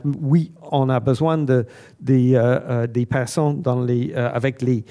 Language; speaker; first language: French; non-native, fluent; English